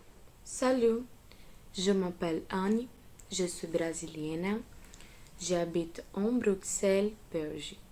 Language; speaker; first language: French; non-native, learner; Portuguese